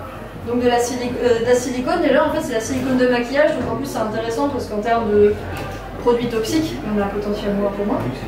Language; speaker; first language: French; native; French